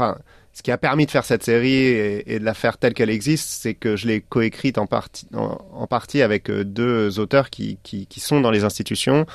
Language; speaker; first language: French; native; French